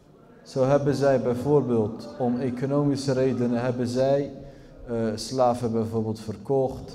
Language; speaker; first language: Dutch; early bilingual, other home language; Arabic